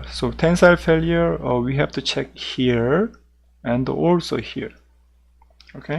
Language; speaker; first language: English; non-native, fluent; Korean